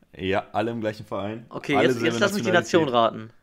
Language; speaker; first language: German; early bilingual, other home language; Spanish